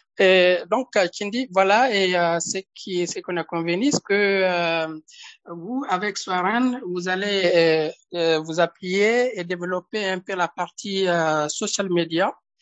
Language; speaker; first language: French; non-native, local second language; Arabic